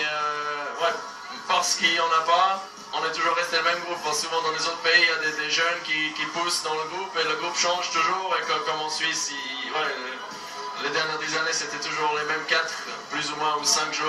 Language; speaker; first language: French; non-native, local second language; German